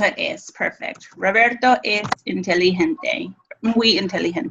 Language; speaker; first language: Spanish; non-native, fluent; English